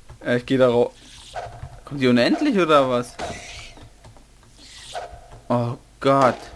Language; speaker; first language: German; native; German